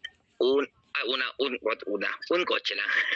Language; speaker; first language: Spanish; non-native, learner; Filipino